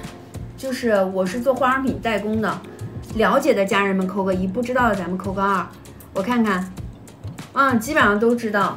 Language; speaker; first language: Chinese; native; Chinese